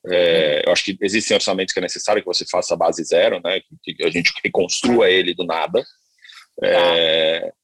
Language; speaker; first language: Portuguese; native; Portuguese